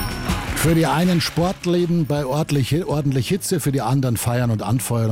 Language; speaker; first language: German; native; German